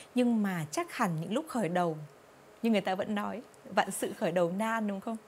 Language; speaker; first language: Vietnamese; native; Vietnamese